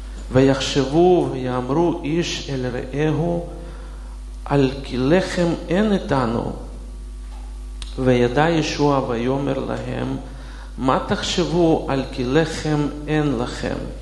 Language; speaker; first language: Hebrew; non-native, fluent; Russian